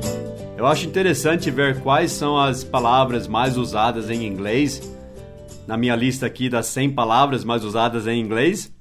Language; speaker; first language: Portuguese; non-native, fluent; English